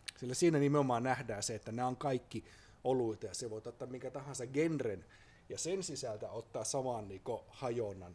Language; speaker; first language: Finnish; native; Finnish